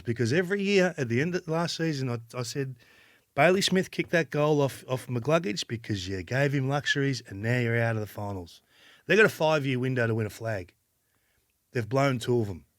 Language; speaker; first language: English; native; English